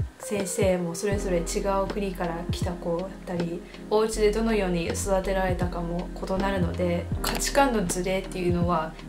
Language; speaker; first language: Japanese; early bilingual, heritage; Japanese